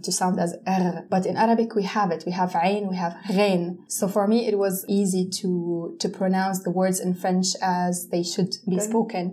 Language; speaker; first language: English; non-native, fluent; Arabic